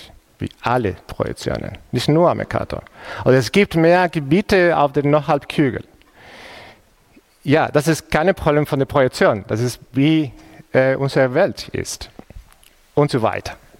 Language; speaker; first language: German; non-native, fluent; Spanish